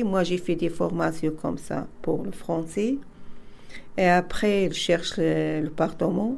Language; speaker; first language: French; non-native, learner; Arabic